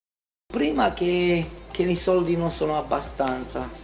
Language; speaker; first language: Italian; non-native, fluent; Romanian